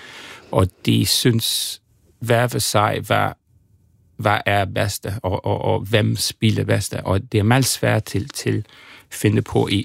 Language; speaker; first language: Danish; non-native, fluent; German